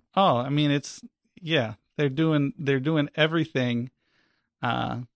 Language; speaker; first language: English; native; English